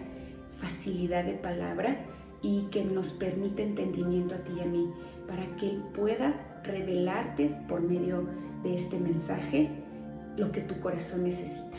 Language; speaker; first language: Spanish; native; Spanish